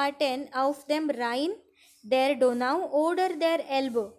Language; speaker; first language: German; non-native, fluent; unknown